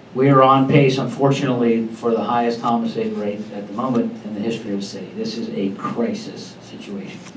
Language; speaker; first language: English; native; English